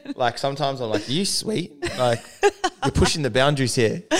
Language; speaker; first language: English; native; English